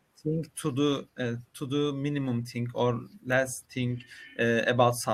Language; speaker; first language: English; non-native, learner; Turkish